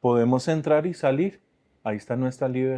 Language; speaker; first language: Spanish; native; Spanish